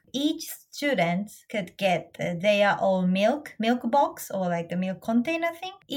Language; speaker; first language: English; non-native, fluent; Japanese